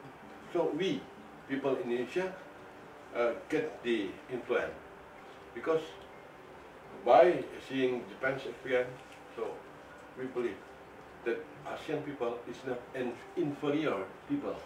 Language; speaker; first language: English; non-native, fluent; Indonesian